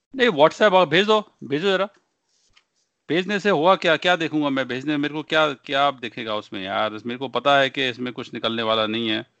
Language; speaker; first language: Hindi; non-native, local second language; Punjabi